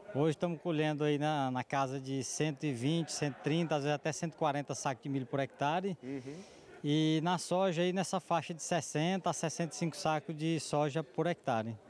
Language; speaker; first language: Portuguese; native; Portuguese